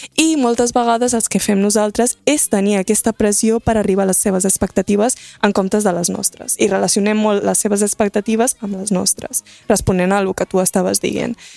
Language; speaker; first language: Catalan; early bilingual, other home language; Arabic